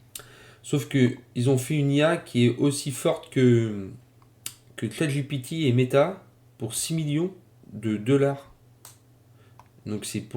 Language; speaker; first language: French; native; French